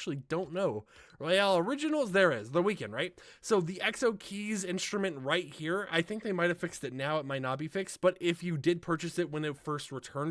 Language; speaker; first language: English; native; English